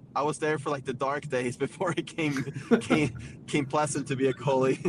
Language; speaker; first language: English; non-native, fluent; Swedish